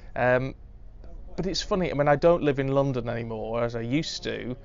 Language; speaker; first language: English; native; English